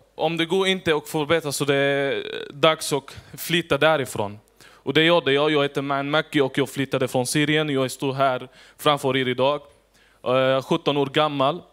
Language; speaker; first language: Swedish; non-native, fluent; Arabic